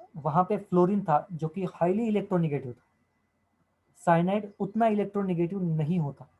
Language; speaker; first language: Hindi; non-native, local second language; Marathi